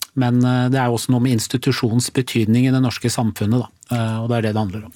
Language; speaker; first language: Norwegian; early bilingual, other home language; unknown